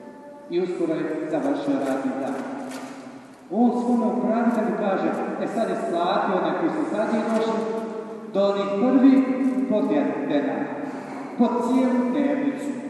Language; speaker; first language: Serbian; native; Serbian